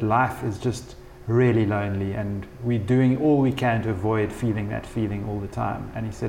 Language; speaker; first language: English; native; English